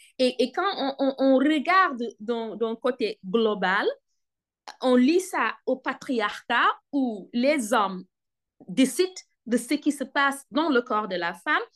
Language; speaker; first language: French; non-native, local second language; Wolof